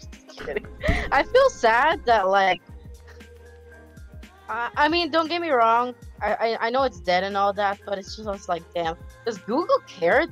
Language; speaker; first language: English; non-native, local second language; Filipino